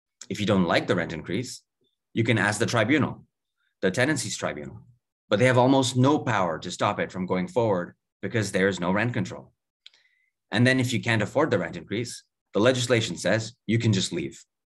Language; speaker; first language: English; native; English